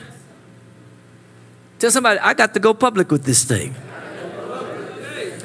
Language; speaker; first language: English; native; English